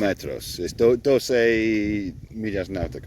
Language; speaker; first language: Spanish; non-native, learner; English